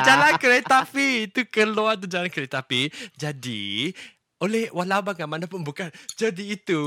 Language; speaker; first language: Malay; non-native, local second language; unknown